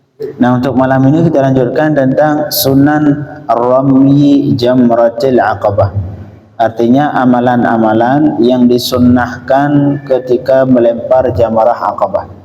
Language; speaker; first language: Malay; native; Malay